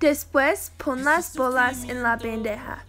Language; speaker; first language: Spanish; non-native, learner; English